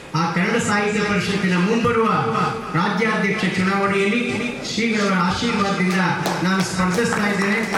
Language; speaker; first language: Kannada; native; Kannada